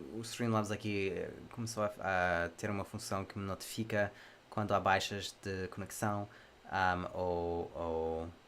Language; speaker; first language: Portuguese; non-native, fluent; English